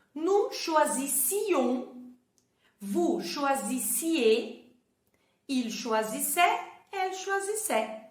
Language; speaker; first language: French; non-native, fluent; Portuguese